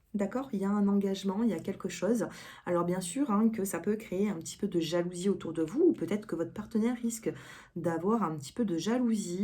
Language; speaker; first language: French; native; French